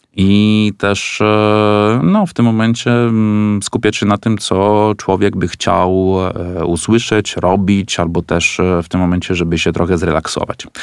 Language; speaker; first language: Polish; non-native, fluent; Italian